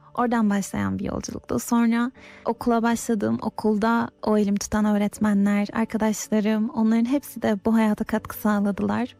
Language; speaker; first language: Turkish; native; Turkish